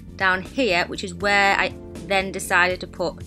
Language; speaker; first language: English; native; English